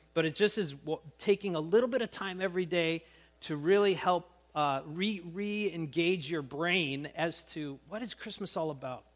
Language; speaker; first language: English; native; English